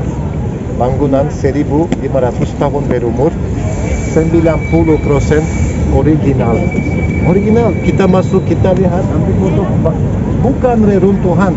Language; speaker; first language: Indonesian; non-native, learner; Turkish